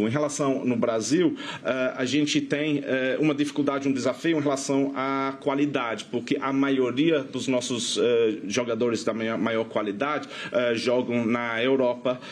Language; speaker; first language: Portuguese; non-native, fluent; English